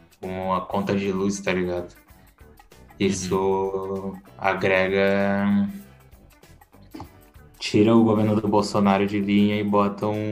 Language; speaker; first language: Portuguese; native; Portuguese